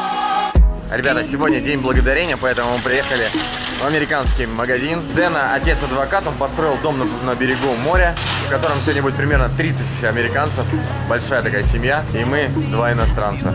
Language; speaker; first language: Russian; native; Russian